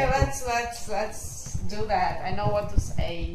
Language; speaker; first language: English; non-native, fluent; Ukrainian